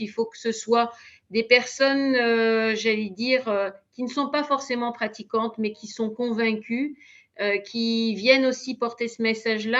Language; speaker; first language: French; native; French